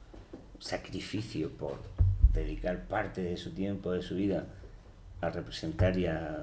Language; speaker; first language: Spanish; native; Spanish